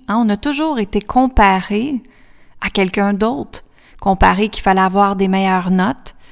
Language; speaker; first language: French; native; French